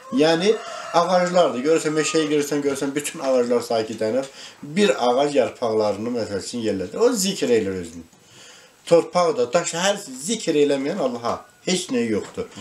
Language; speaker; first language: Azerbaijani; non-native, local second language; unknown